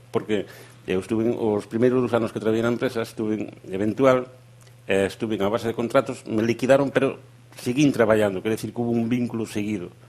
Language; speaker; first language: Galician; native; Galician